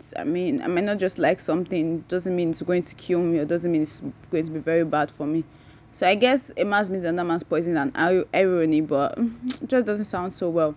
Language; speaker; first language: English; non-native, local second language; Yoruba